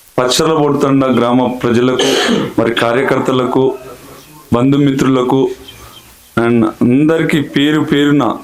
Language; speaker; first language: Telugu; non-native, local second language; Lambadi